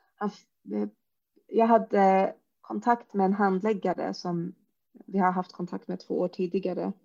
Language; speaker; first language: Swedish; early bilingual, other home language; Arabic